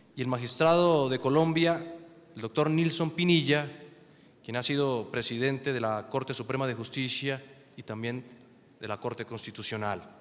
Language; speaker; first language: Spanish; native; Spanish